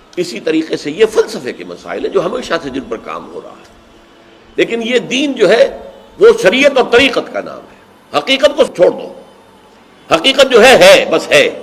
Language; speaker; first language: Urdu; native; Urdu